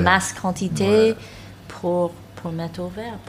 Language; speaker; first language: French; non-native, learner; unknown